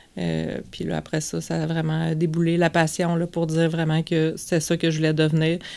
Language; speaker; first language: French; native; French